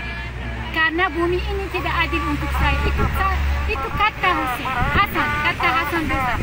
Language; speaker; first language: Indonesian; non-native, fluent; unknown